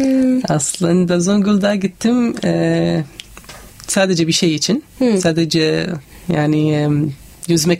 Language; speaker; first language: Turkish; non-native, learner; Arabic